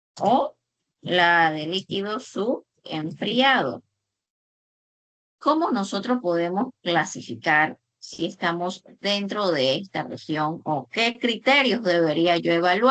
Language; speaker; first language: Spanish; native; Spanish